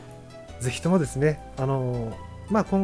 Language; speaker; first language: Japanese; native; Japanese